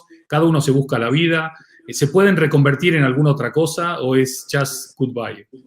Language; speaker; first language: Spanish; native; Spanish